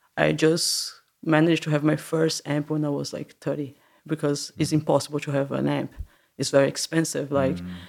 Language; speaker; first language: English; non-native, learner; Portuguese